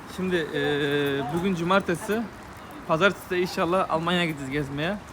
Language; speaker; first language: Turkish; early bilingual, heritage; Turkish